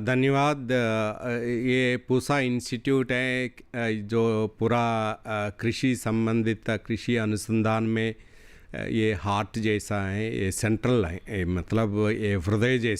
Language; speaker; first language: Hindi; non-native, local second language; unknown